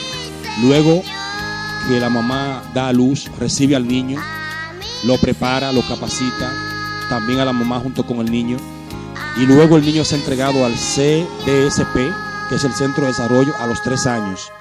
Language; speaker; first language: Spanish; native; Spanish